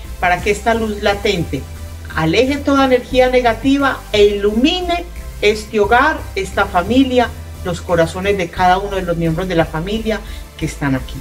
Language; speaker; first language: Spanish; native; Spanish